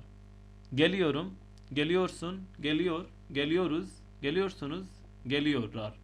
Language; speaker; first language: Turkish; non-native, fluent; Urdu